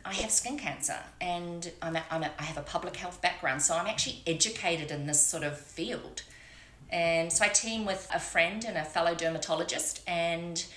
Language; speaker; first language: English; native; English